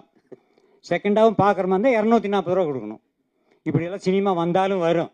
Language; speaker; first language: Tamil; native; Tamil